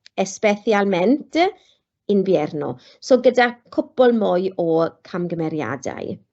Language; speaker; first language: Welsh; non-native, local second language; English